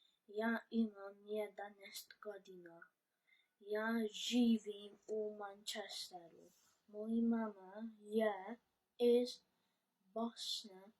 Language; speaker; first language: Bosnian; early bilingual, heritage; Bosnian